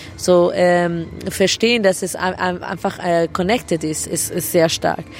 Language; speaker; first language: German; non-native, fluent; Persian